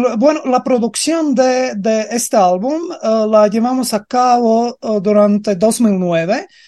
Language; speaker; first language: Spanish; non-native, fluent; Latvian